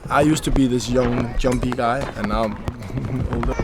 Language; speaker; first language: English; non-native, fluent; Danish